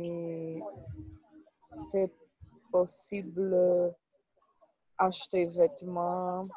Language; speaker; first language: French; non-native, learner; Portuguese